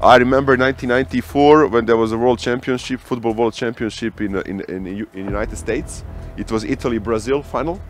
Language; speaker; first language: English; early bilingual, other home language; Bosnian